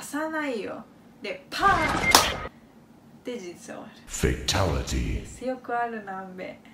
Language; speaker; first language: Japanese; non-native, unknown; Spanish